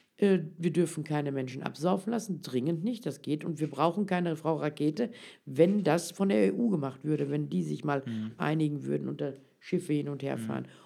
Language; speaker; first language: German; early bilingual, other home language; Turkish